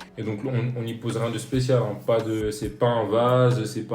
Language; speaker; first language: French; native; French